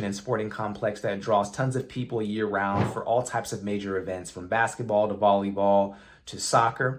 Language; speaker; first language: English; native; English